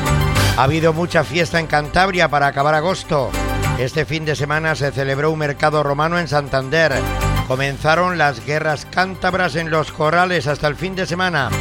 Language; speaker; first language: Spanish; native; Spanish